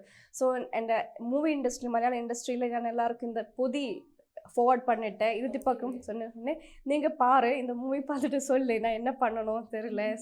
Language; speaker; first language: Tamil; non-native, learner; Malayalam